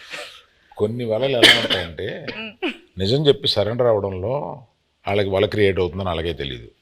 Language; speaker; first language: Telugu; native; Telugu